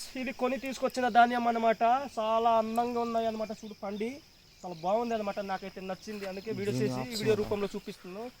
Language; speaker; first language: Telugu; non-native, local second language; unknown